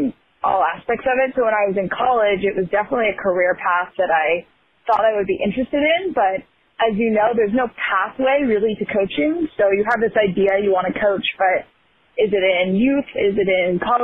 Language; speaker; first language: English; native; English